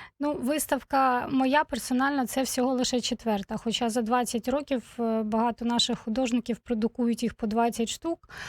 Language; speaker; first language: Ukrainian; non-native, local second language; Russian